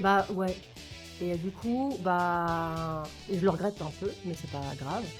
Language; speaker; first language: French; native; French